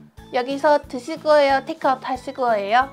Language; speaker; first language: Korean; non-native, fluent; Chinese